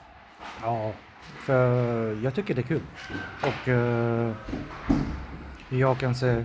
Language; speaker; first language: Swedish; non-native, fluent; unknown